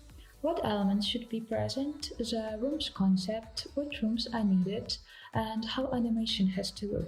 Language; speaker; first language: English; non-native, fluent; Ukrainian